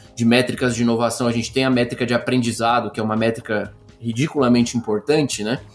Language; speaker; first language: Portuguese; native; Portuguese